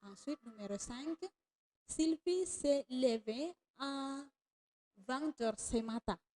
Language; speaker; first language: French; non-native, fluent; Indonesian